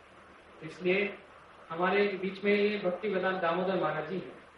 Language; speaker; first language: Hindi; native; Hindi